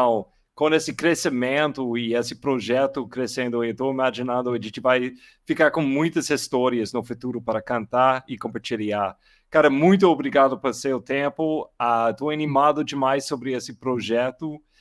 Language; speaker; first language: Portuguese; non-native, learner; English